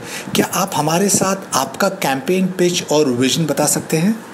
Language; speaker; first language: Hindi; native; Hindi